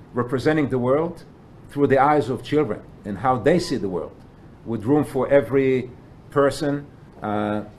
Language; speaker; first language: English; non-native, fluent; Hebrew